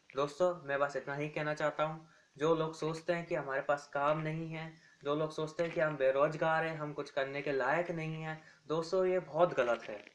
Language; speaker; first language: Hindi; native; Hindi